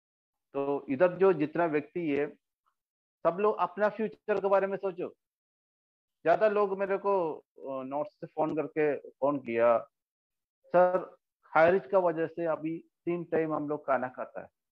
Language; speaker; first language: Hindi; non-native, local second language; Malayalam